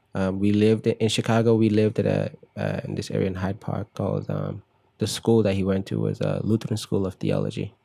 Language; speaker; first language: English; early bilingual, other home language; Igbo